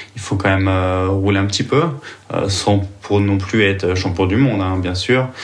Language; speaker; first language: French; native; French